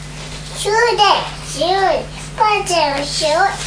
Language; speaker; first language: Japanese; native; Japanese